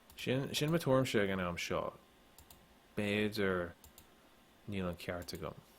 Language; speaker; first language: Irish; non-native, local second language; English